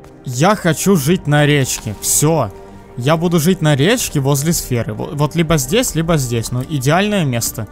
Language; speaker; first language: Russian; native; Russian